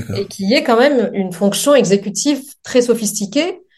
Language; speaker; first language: French; non-native, local second language; Arabic